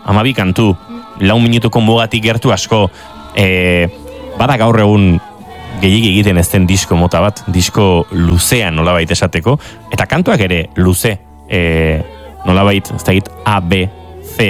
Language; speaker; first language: Basque; native; Basque